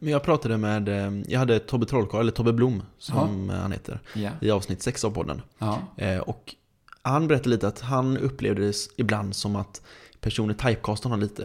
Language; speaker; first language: Swedish; native; Swedish